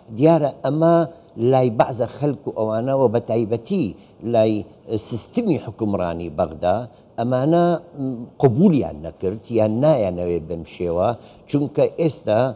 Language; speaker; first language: Central Kurdish; non-native, local second language; Syriac